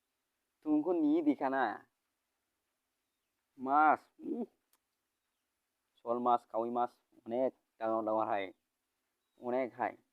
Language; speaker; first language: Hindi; non-native, local second language; Bodo